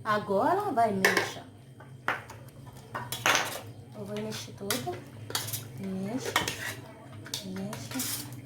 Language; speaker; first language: Portuguese; non-native, learner; Haitian Creole